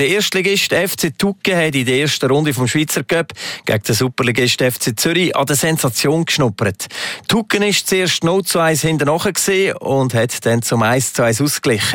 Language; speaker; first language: German; native; German